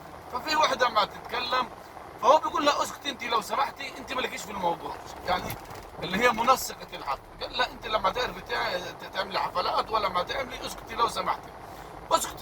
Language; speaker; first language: Arabic; native; Arabic